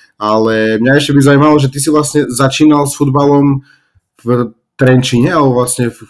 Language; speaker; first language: Slovak; native; Slovak